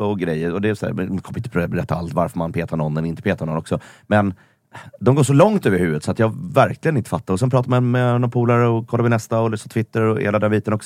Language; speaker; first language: Swedish; native; Swedish